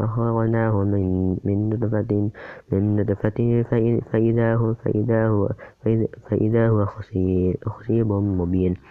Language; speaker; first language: Arabic; non-native, learner; Indonesian